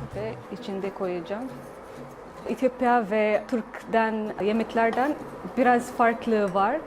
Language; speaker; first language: Turkish; non-native, learner; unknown